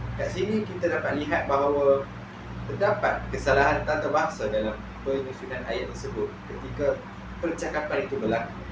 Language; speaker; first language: Malay; native; Malay